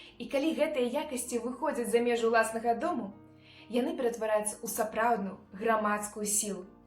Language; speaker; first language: Belarusian; non-native, local second language; Russian